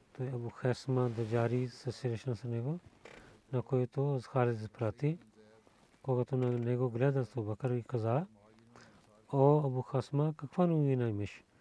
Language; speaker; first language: Bulgarian; non-native, learner; Urdu